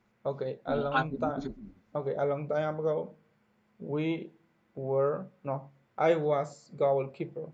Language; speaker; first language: English; non-native, learner; Spanish